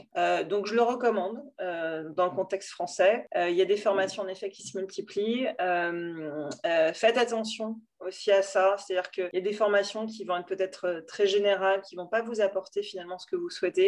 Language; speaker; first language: French; native; French